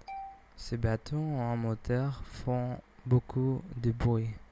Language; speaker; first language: French; non-native, learner; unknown